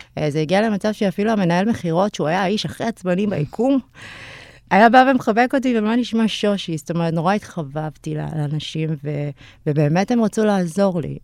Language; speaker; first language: Hebrew; early bilingual, other home language; Amharic